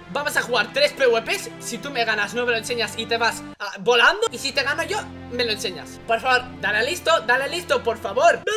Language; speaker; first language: Spanish; native; Spanish